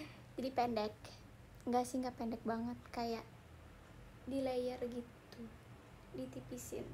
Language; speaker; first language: Indonesian; native; Indonesian